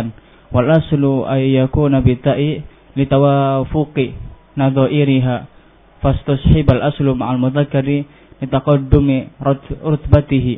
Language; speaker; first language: Arabic; non-native, fluent; Indonesian